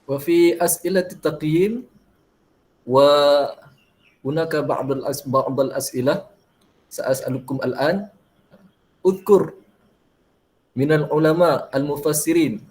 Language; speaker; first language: Arabic; non-native, fluent; Malay